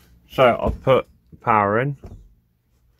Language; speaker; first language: English; native; English